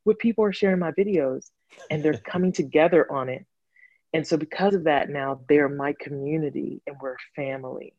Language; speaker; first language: English; native; English